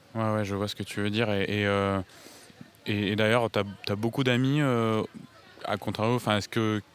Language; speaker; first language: French; native; French